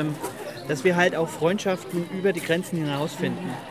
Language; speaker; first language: German; native; German